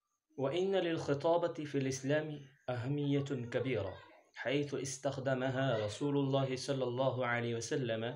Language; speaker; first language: Arabic; non-native, fluent; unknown